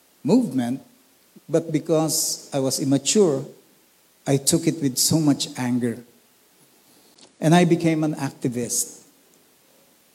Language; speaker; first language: English; non-native, local second language; Filipino